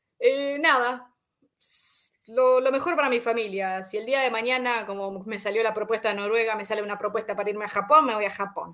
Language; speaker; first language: Spanish; native; Spanish